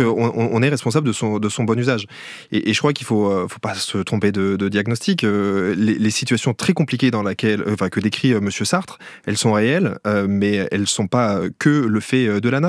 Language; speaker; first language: French; native; French